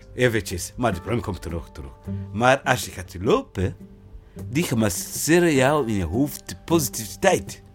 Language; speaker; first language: Dutch; non-native, learner; Rundi